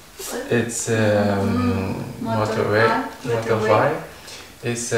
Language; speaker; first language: English; non-native, learner; Indonesian